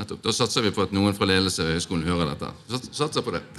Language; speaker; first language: Norwegian; native; Norwegian